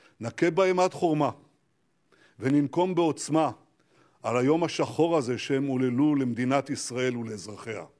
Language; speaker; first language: Hebrew; native; Hebrew